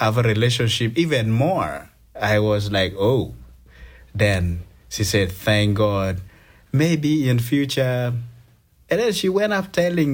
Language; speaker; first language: English; non-native, local second language; Acoli